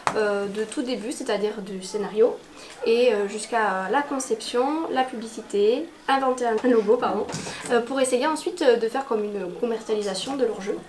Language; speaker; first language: French; native; French